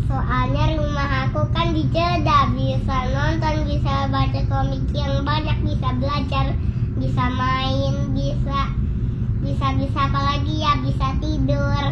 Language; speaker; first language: Indonesian; early bilingual, heritage; Indonesian